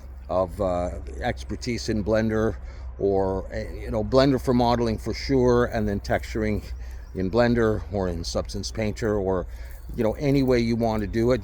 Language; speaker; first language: English; native; English